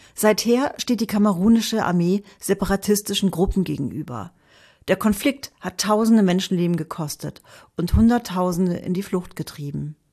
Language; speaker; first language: German; native; German